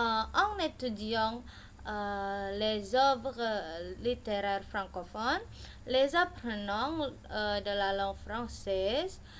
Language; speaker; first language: French; non-native, learner; Indonesian